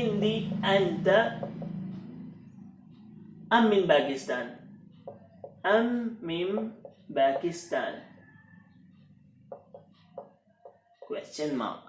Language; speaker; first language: Arabic; non-native, fluent; Urdu